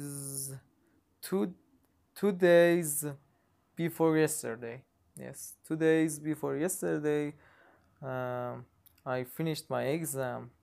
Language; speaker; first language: English; non-native, learner; Persian